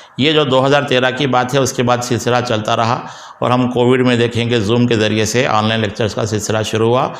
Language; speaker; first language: Urdu; native; Urdu